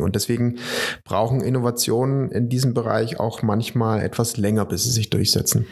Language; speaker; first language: German; native; German